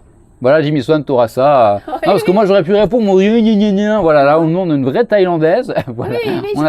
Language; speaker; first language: French; native; French